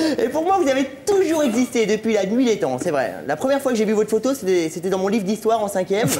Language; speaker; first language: French; native; French